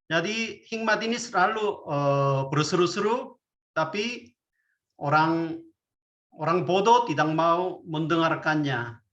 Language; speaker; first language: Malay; non-native, fluent; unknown